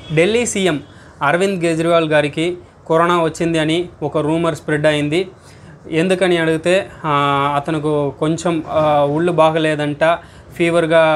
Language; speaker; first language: Telugu; non-native, learner; Tamil